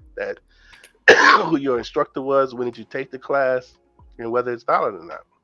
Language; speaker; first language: English; native; English